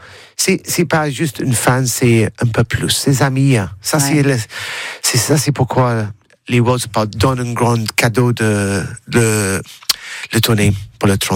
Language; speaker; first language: French; non-native, learner; English